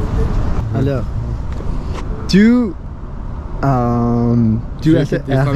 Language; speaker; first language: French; non-native, learner; Spanish